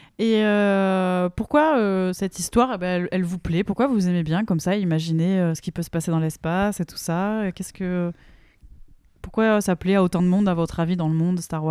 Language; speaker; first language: French; native; French